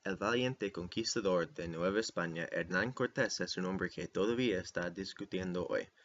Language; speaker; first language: Spanish; non-native, learner; English